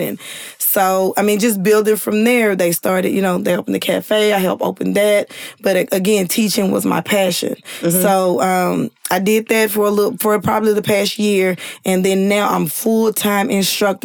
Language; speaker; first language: English; native; English